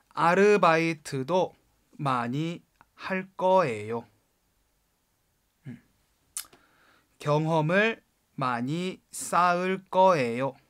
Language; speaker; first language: Korean; non-native, fluent; Chinese